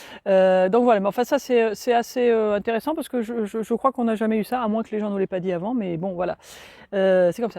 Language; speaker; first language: French; native; French